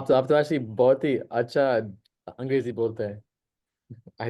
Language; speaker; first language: Hindi; non-native, local second language; English